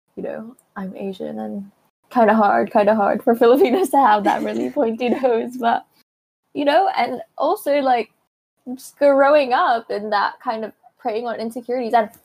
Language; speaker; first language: English; non-native, local second language; Filipino